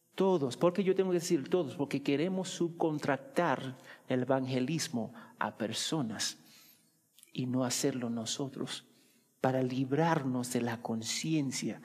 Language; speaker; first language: Spanish; early bilingual, heritage; Spanish